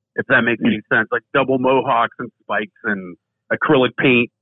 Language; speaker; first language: English; native; English